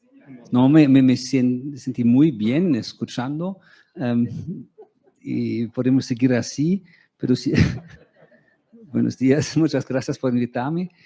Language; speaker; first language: Spanish; non-native, fluent; German